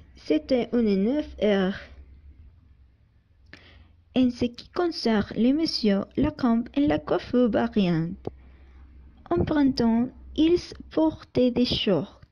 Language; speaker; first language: French; non-native, learner; Spanish